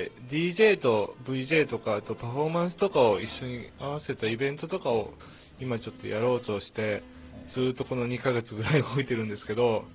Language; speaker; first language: Japanese; native; Japanese